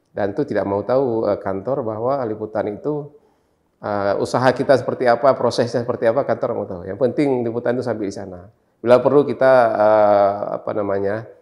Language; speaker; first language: Indonesian; native; Indonesian